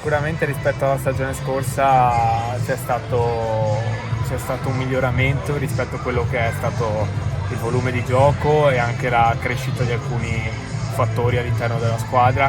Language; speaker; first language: Italian; native; Italian